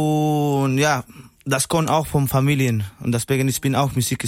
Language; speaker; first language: German; non-native, learner; Spanish